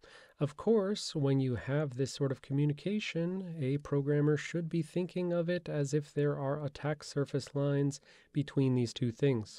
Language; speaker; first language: English; native; English